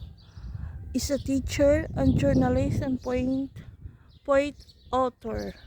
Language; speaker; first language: English; non-native, local second language; Filipino